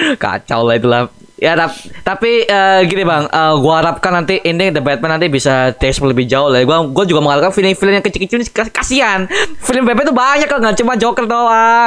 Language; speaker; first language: Indonesian; native; Indonesian